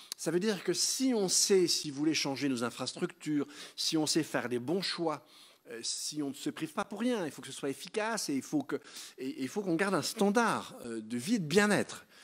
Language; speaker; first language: French; native; French